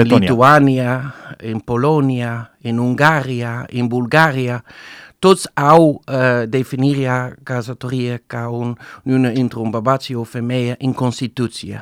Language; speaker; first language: Romanian; non-native, fluent; Dutch